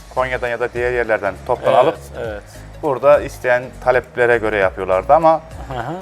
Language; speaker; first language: Turkish; native; Turkish